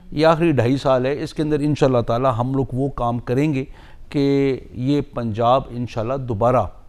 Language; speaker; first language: Urdu; non-native, local second language; Punjabi